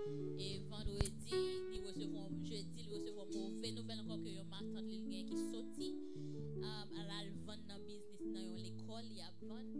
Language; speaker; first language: French; non-native, local second language; Haitian Creole